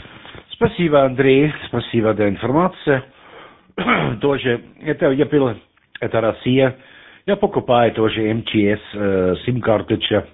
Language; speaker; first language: Russian; non-native, learner; German